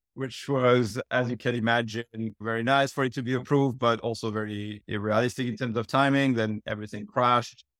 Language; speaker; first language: English; non-native, fluent; French